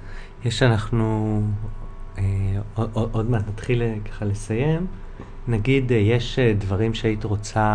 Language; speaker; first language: Hebrew; native; Hebrew